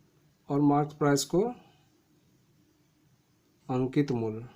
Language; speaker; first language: Hindi; native; Hindi